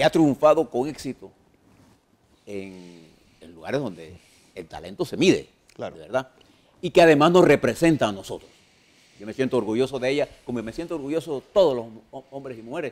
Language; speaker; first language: Spanish; native; Spanish